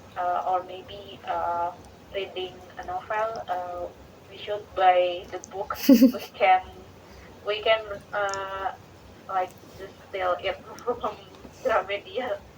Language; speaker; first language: English; non-native, learner; Indonesian